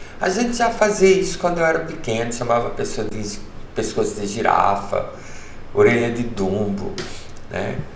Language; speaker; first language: Portuguese; early bilingual, heritage; Portuguese